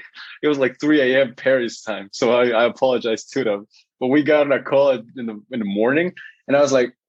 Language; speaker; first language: English; non-native, fluent; Spanish